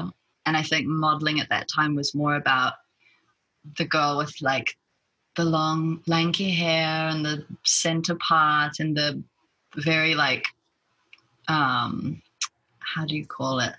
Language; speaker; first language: English; native; English